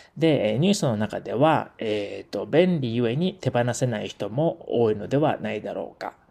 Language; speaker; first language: Japanese; native; Japanese